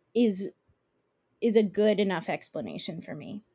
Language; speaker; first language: English; early bilingual, other home language; Italian